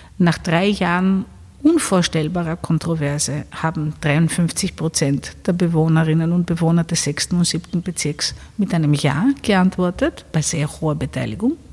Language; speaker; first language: German; non-native, fluent; Greek